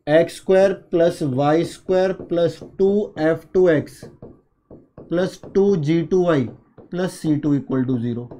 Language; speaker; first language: Hindi; native; Hindi